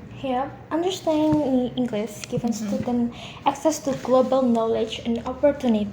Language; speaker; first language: English; non-native, learner; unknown